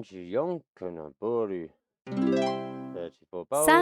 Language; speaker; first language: Japanese; non-native, learner; English